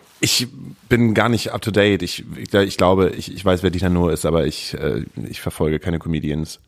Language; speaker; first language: German; native; German